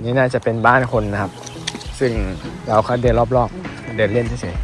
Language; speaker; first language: Thai; native; Thai